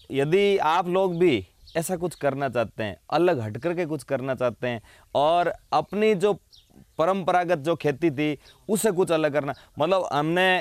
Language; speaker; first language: Hindi; native; Hindi